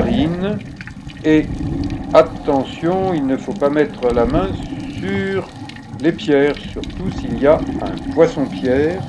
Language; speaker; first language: French; native; French